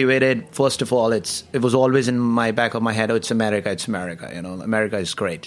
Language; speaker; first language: English; non-native, local second language; Hindi